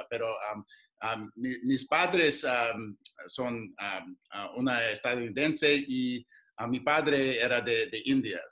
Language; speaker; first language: Spanish; non-native, fluent; English